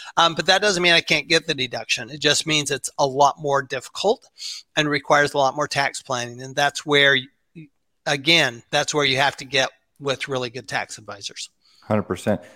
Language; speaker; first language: English; native; English